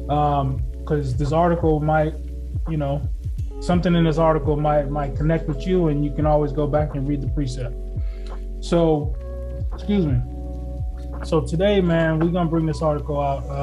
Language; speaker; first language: English; native; English